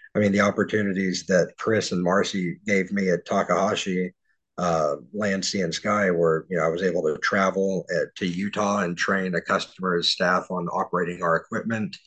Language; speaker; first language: English; native; English